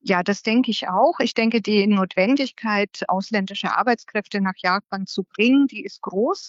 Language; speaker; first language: German; native; German